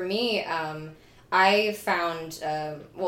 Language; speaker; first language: English; native; English